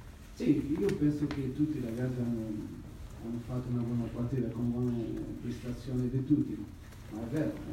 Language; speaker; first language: Italian; non-native, fluent; Portuguese